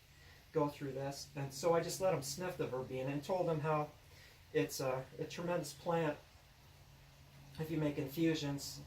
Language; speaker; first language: English; native; English